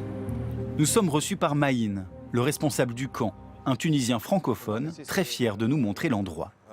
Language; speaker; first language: French; native; French